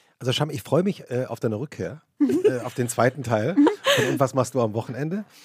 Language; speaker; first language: German; native; German